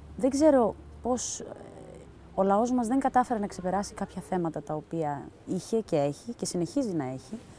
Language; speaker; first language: Greek; early bilingual, heritage; Greek